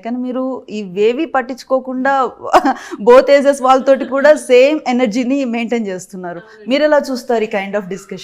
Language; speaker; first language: Telugu; native; Telugu